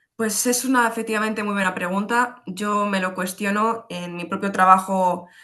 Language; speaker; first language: Spanish; early bilingual, other home language; Polish